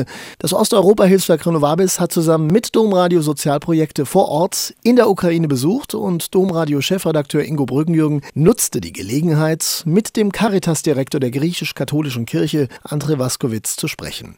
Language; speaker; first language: German; native; German